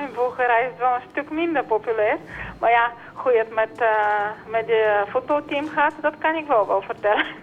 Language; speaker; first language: Dutch; non-native, fluent; Bulgarian